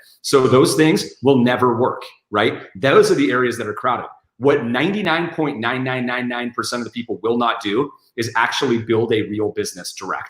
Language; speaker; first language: English; native; English